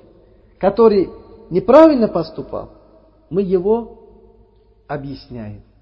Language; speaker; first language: Russian; non-native, learner; Uzbek